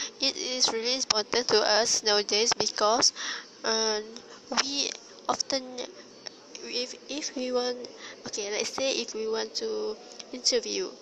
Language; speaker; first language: English; non-native, learner; Malay